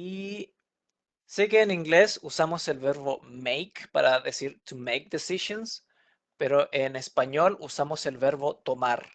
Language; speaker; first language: Spanish; non-native, fluent; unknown